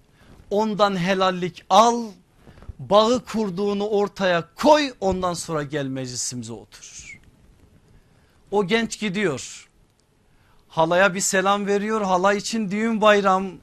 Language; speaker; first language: Turkish; native; Turkish